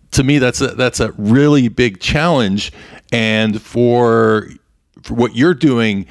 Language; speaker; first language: English; native; English